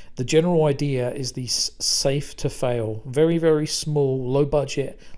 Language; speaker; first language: English; native; English